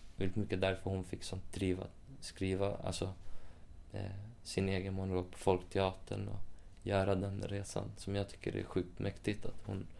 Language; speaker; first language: Swedish; native; Swedish